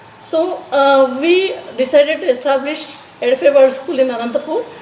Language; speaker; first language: English; non-native, local second language; Telugu